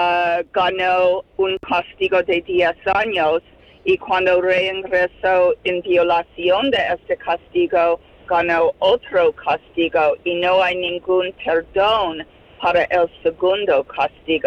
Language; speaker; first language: Spanish; non-native, fluent; English